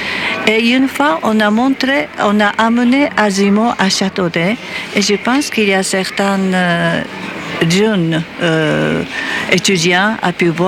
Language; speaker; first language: French; non-native, fluent; Japanese